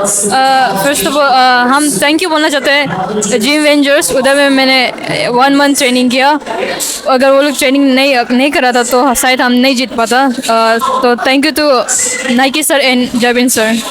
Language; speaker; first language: Hindi; non-native, local second language; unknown